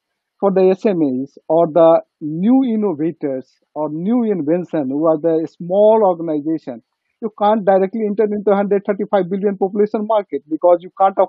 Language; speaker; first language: English; non-native, local second language; Nepali